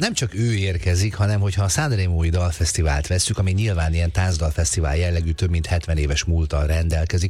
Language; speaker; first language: Hungarian; native; Hungarian